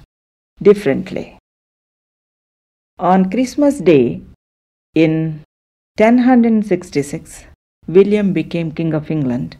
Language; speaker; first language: English; non-native, local second language; Telugu